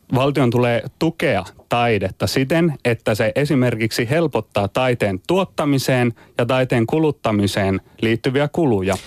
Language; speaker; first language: Finnish; native; Finnish